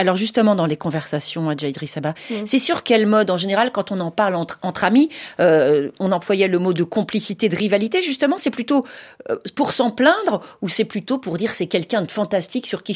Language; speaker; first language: French; native; French